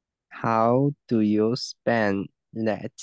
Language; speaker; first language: English; non-native, learner; Chinese